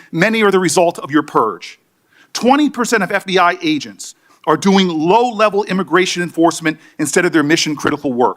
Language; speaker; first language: English; native; English